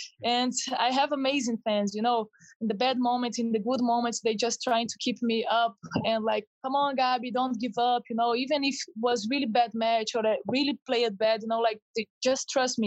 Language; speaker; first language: English; non-native, fluent; Portuguese